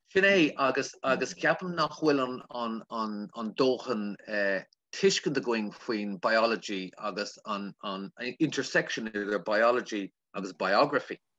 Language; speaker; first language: Irish; non-native, local second language; English